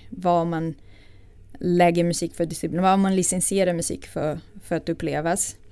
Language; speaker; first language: Swedish; non-native, fluent; Portuguese